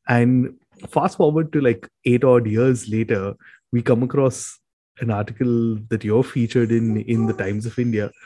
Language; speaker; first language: English; non-native, local second language; Hindi